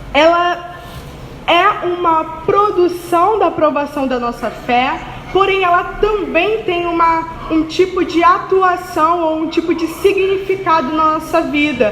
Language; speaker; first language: Portuguese; native; Portuguese